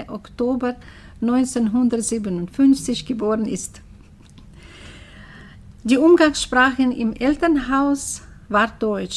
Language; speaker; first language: German; early bilingual, heritage; German